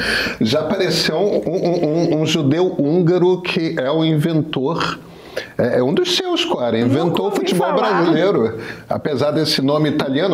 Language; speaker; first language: Portuguese; native; Portuguese